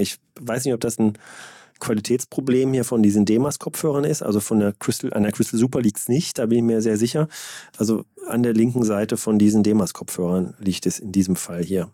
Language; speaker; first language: German; native; German